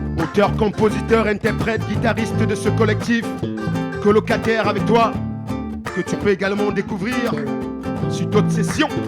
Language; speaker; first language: French; native; French